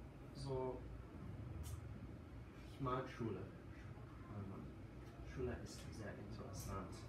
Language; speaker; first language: German; non-native, learner; English